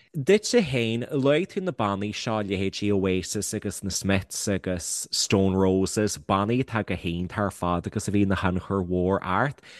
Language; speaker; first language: Irish; native; Irish